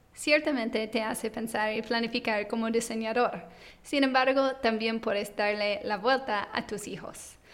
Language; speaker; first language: Spanish; non-native, fluent; English